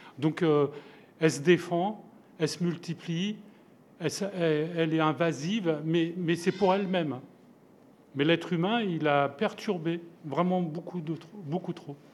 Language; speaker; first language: French; native; French